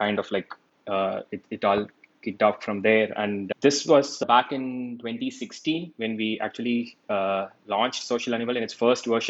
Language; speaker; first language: English; non-native, local second language; Tamil